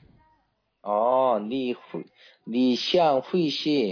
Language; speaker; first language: Chinese; non-native, learner; Korean